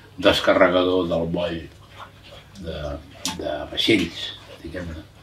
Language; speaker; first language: Catalan; native; Catalan